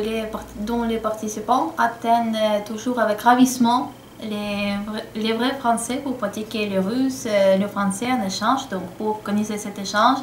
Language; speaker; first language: French; non-native, fluent; Russian